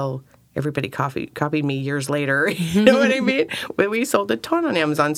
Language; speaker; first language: English; native; English